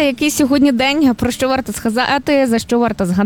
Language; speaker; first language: Ukrainian; native; Ukrainian